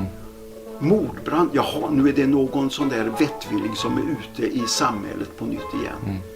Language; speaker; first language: Swedish; native; Swedish